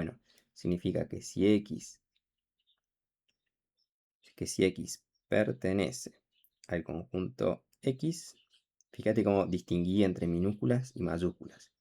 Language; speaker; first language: Spanish; native; Spanish